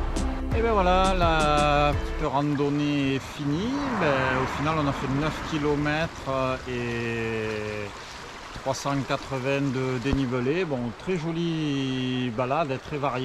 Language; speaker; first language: French; native; French